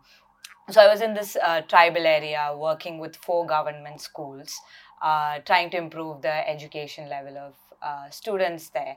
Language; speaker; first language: English; non-native, local second language; Malayalam